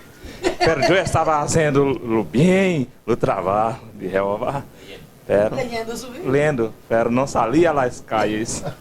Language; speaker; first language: Spanish; non-native, fluent; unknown